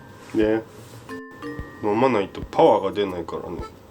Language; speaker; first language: Japanese; native; Japanese